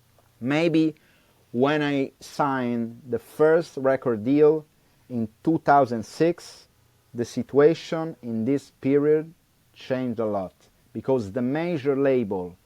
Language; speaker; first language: English; non-native, learner; Italian